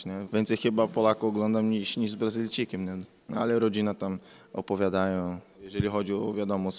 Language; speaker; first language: Polish; non-native, learner; Portuguese